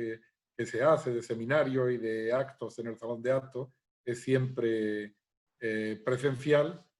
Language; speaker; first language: Spanish; native; Spanish